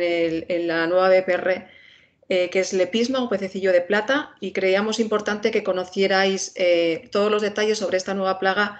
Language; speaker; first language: Spanish; native; Spanish